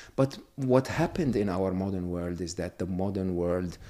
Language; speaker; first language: English; non-native, fluent; Arabic